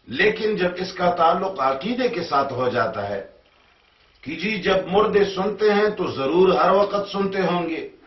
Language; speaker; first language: Urdu; non-native, local second language; Pashto